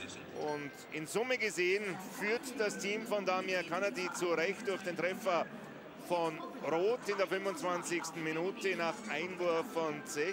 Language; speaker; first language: German; native; German